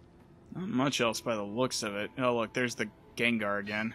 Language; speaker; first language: English; native; English